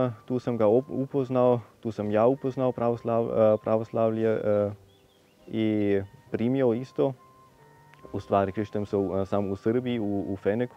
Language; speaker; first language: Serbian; non-native, fluent; German